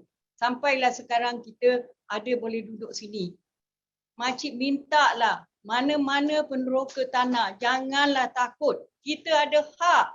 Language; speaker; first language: Malay; native; Malay